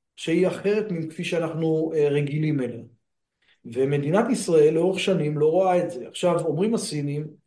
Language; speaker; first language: Hebrew; native; Hebrew